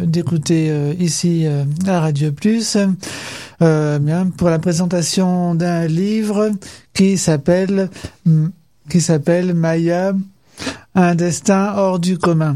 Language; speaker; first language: French; native; French